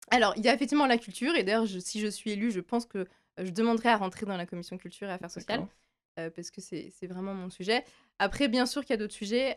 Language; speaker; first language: French; native; French